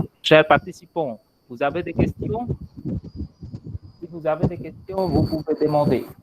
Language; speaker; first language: French; non-native, fluent; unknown